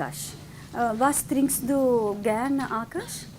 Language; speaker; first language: German; non-native, fluent; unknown